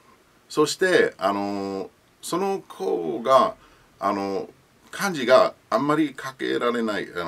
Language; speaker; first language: Japanese; non-native, learner; English